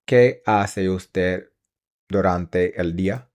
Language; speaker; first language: Spanish; non-native, learner; English